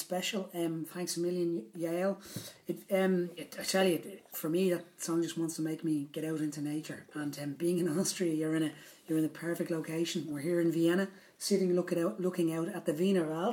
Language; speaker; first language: English; native; English